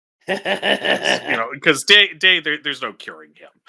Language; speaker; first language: English; native; English